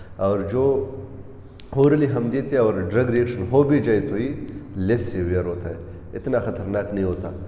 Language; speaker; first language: Urdu; non-native, local second language; Pashto